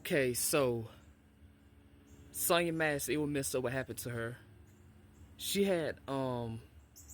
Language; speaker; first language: English; native; English